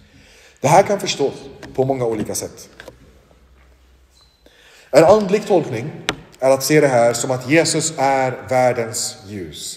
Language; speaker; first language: Swedish; non-native, local second language; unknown